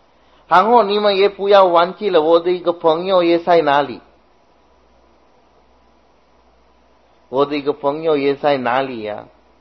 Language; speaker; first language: Chinese; non-native, fluent; Sinhala